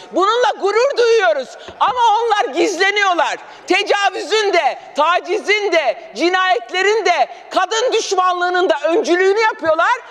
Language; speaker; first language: Turkish; non-native, local second language; Kurdish